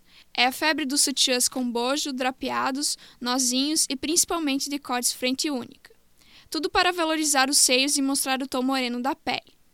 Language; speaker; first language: Portuguese; native; Portuguese